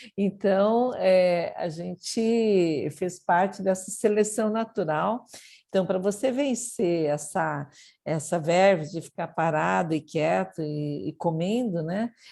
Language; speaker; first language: Portuguese; early bilingual, other home language; Japanese